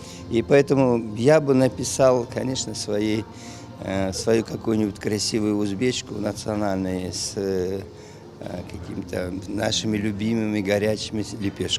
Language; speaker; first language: Russian; non-native, local second language; Uzbek